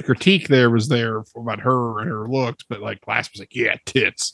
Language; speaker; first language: English; native; English